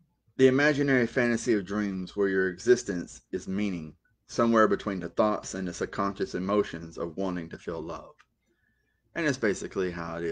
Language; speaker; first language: English; native; English